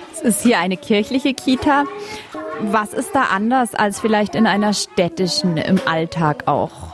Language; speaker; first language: German; native; German